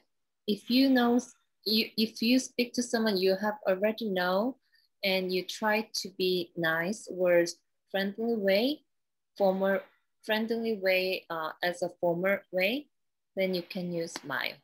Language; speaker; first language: English; non-native, learner; Korean